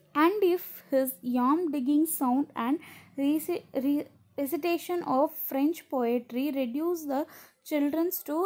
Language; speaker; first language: English; non-native, local second language; Tamil